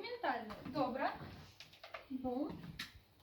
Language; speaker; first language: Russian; non-native, local second language; Ukrainian